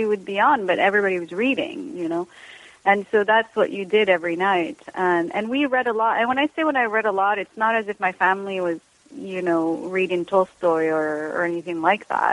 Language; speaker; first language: English; non-native, fluent; Arabic